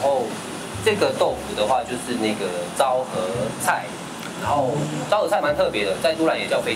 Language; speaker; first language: Chinese; native; Chinese